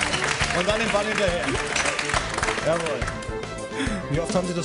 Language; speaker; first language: German; native; German